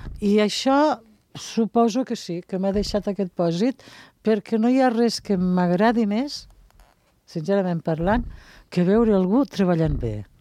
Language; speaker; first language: Catalan; native; Catalan